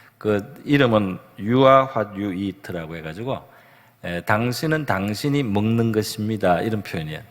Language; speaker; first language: Korean; native; Korean